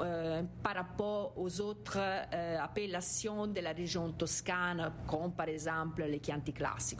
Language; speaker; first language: French; non-native, fluent; Italian